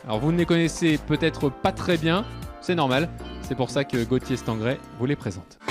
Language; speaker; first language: French; native; French